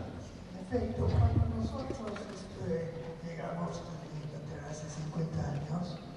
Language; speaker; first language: Spanish; non-native, fluent; English